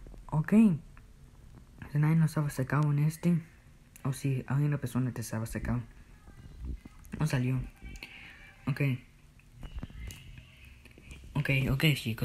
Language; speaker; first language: Spanish; early bilingual, heritage; Spanish